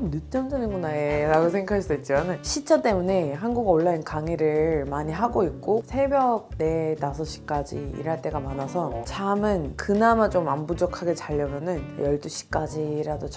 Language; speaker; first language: Korean; non-native, fluent; Georgian